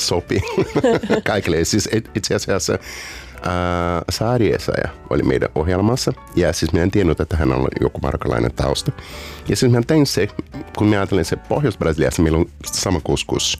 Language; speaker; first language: Finnish; non-native, learner; Portuguese